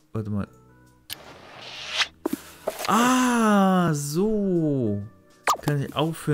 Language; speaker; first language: German; non-native, learner; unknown